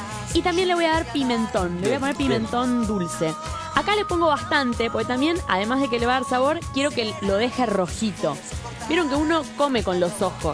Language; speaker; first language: Spanish; native; Spanish